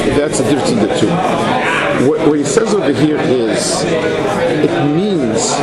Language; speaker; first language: English; native; English